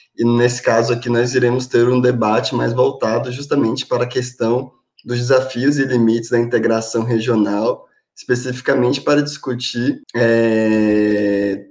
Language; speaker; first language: Portuguese; native; Portuguese